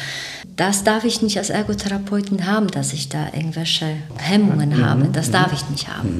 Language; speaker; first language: German; native; German